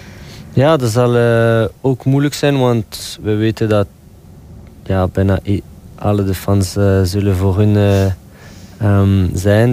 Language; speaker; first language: Dutch; non-native, local second language; French